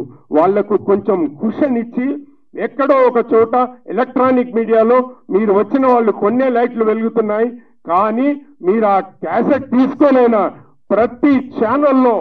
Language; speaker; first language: Telugu; native; Telugu